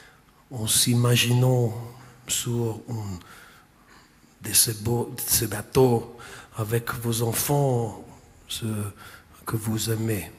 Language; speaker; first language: French; non-native, fluent; English